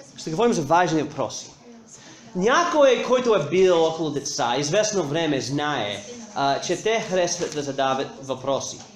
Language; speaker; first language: Bulgarian; non-native, fluent; English